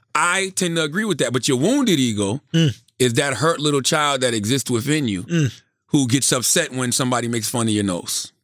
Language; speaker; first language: English; native; English